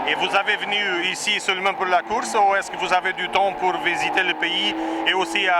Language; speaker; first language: French; non-native, learner; Portuguese